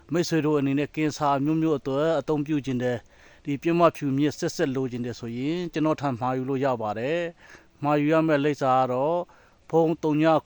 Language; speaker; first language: Burmese; native; Burmese